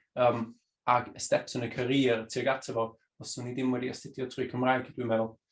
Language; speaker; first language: Welsh; non-native, fluent; German